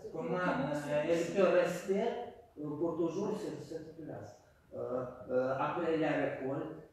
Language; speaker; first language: French; non-native, fluent; Russian